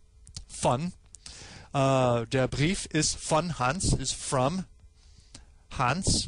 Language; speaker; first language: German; non-native, fluent; English